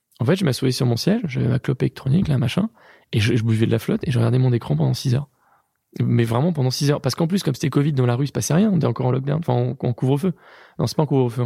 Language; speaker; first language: French; native; French